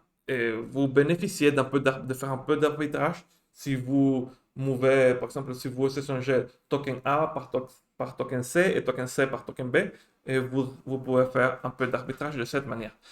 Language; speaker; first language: French; non-native, fluent; Spanish